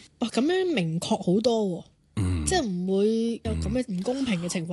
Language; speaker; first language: Cantonese; native; Cantonese